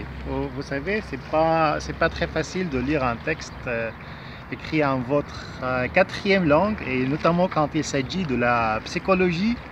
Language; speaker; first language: French; non-native, fluent; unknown